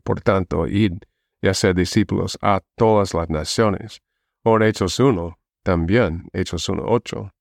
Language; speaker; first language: Spanish; non-native, fluent; English